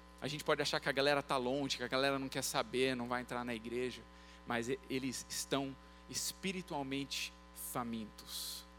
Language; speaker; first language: Portuguese; early bilingual, other home language; English